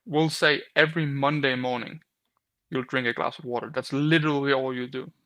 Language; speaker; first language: English; non-native, fluent; Danish